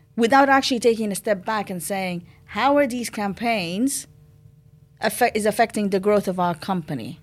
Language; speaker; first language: English; non-native, fluent; Arabic